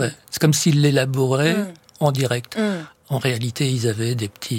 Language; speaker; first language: French; native; French